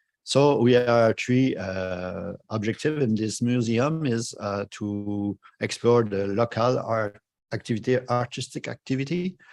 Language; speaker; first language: English; non-native, fluent; French